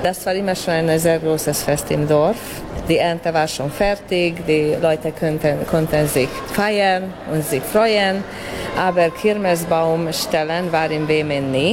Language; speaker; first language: German; native; German